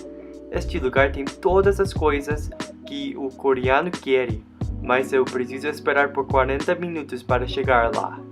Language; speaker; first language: Portuguese; non-native, learner; English